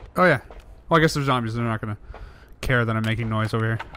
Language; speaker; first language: English; native; English